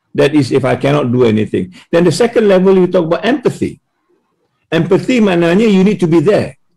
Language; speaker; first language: English; non-native, local second language; Malay